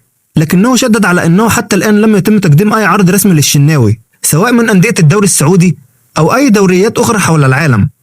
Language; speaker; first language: Arabic; native; Arabic